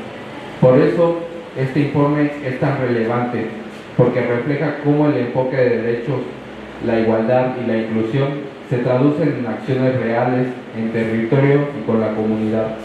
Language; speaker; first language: Spanish; native; Spanish